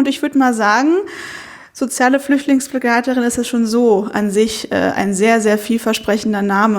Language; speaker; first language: German; native; German